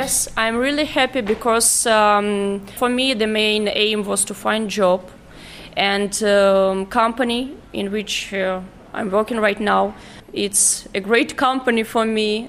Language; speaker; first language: English; non-native, fluent; Ukrainian